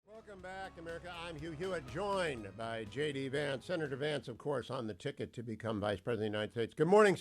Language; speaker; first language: English; native; English